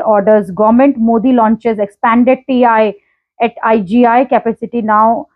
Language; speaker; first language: English; non-native, local second language; Hindi